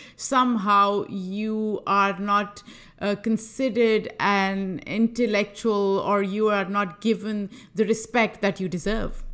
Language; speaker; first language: English; non-native, local second language; Urdu